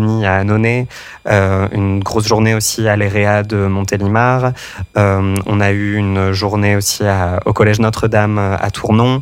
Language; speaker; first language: French; native; French